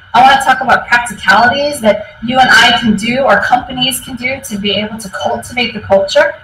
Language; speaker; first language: English; native; English